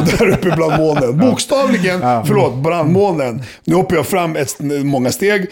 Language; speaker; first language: Swedish; early bilingual, other home language; Serbian